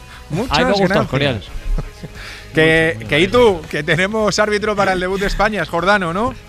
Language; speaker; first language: Spanish; native; Spanish